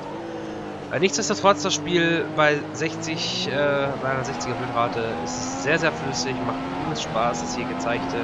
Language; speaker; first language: German; native; German